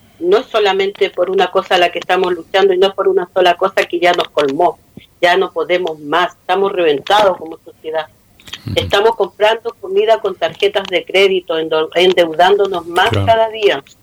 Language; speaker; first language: Spanish; non-native, local second language; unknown